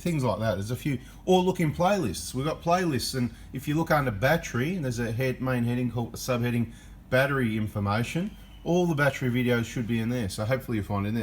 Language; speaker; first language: English; native; English